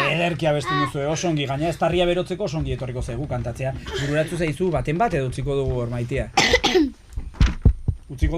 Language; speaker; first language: Basque; native; Basque